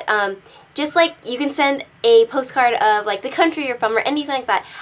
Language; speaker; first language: English; native; English